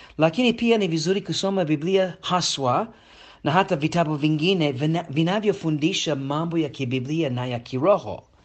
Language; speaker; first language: Swahili; non-native, fluent; English